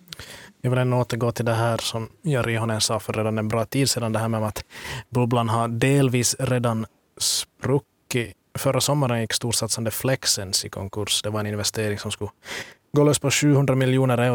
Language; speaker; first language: Swedish; native; Swedish